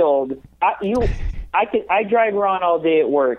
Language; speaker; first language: English; native; English